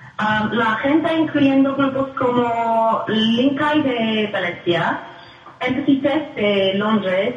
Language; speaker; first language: Spanish; non-native, fluent; English